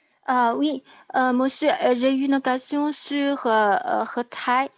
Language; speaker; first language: French; non-native, learner; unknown